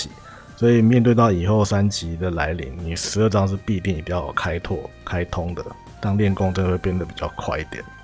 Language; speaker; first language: Chinese; native; Chinese